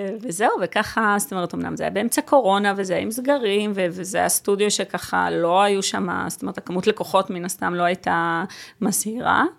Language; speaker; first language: Hebrew; early bilingual, other home language; Russian